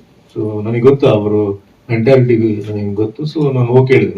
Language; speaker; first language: Kannada; non-native, fluent; Tulu